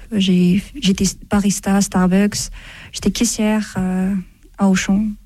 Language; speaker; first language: French; non-native, fluent; Amharic